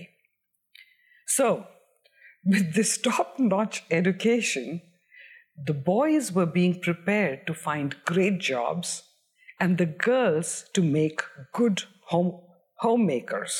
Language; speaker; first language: English; non-native, local second language; Hindi